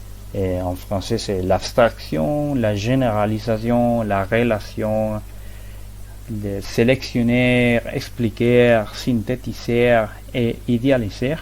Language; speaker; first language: French; non-native, learner; Spanish